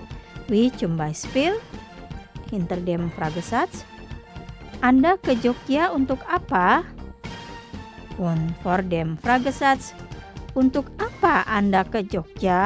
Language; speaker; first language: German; non-native, fluent; Indonesian